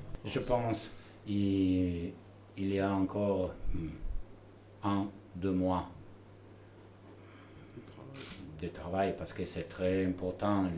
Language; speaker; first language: French; non-native, learner; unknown